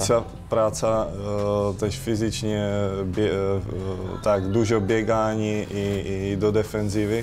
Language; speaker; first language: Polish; non-native, learner; Czech